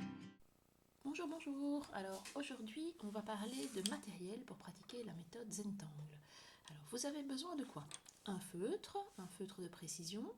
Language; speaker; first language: French; native; French